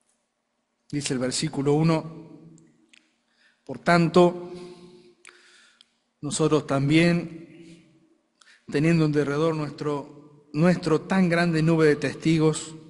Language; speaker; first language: Spanish; native; Spanish